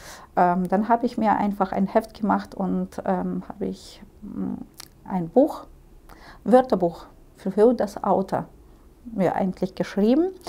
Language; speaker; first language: German; early bilingual, heritage; Russian